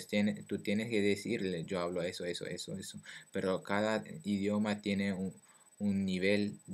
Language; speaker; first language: Spanish; non-native, learner; French